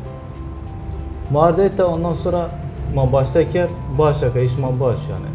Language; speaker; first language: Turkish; non-native, local second language; Kurdish